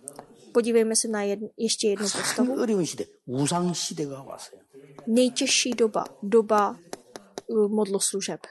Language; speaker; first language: Czech; non-native, fluent; Korean